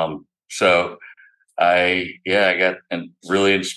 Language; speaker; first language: English; native; English